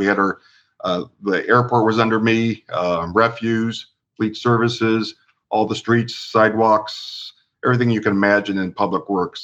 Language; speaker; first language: English; native; English